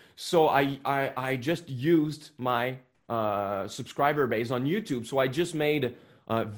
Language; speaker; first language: English; non-native, fluent; French